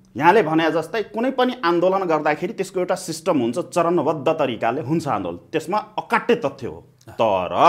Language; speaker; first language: Nepali; non-native, local second language; Maithili